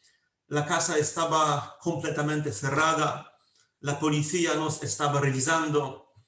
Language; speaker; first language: Spanish; non-native, fluent; Polish